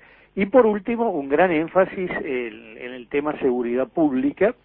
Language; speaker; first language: Spanish; native; Spanish